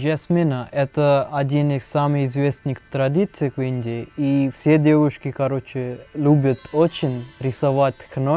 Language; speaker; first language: Russian; non-native, learner; Hindi